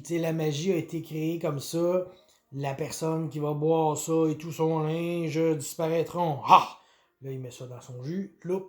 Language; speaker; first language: French; native; French